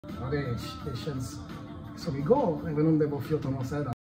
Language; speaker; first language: Swedish; non-native, fluent; French